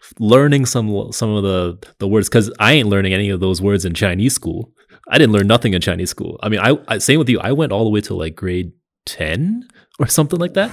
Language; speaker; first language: English; early bilingual, other home language; Cantonese